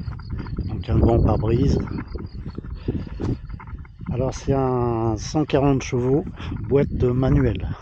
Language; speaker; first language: French; native; French